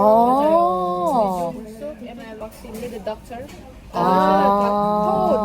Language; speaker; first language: English; non-native, fluent; Indonesian